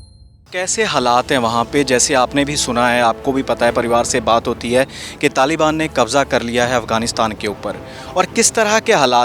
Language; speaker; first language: Hindi; non-native, local second language; Punjabi